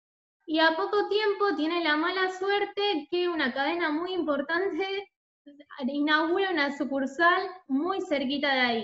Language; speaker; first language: Spanish; native; Spanish